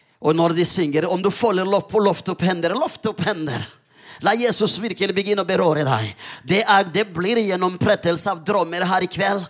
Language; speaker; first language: Norwegian; non-native, fluent; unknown